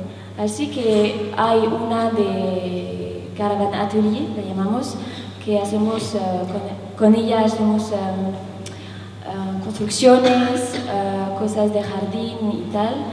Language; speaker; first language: Spanish; non-native, learner; French